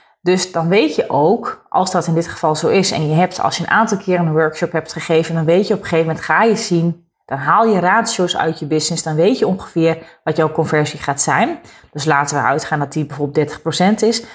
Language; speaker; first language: Dutch; native; Dutch